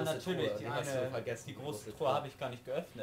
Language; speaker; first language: German; native; German